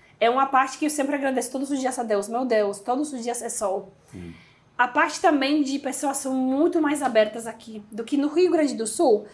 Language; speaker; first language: Portuguese; non-native, fluent; Polish